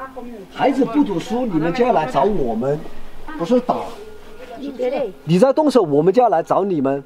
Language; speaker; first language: Chinese; native; Chinese